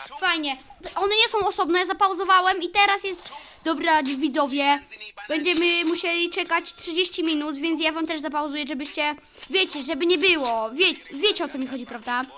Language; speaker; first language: Polish; native; Polish